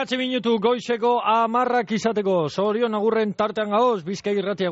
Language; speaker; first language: Basque; native; Basque